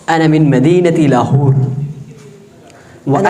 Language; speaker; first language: Arabic; non-native, learner; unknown